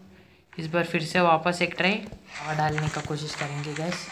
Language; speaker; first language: Hindi; native; Hindi